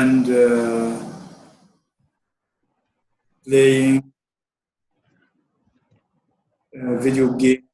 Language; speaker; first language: English; non-native, learner; Arabic